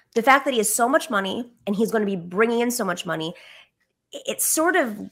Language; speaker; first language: English; early bilingual, other home language; Greek